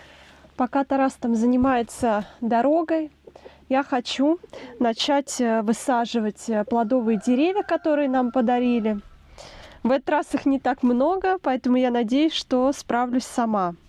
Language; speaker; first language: Russian; native; Russian